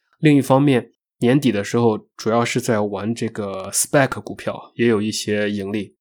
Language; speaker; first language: Chinese; native; Chinese